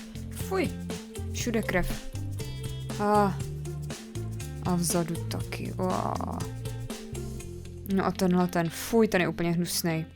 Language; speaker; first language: Czech; native; Czech